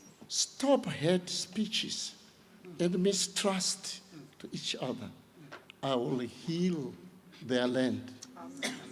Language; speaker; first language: English; non-native, local second language; Shona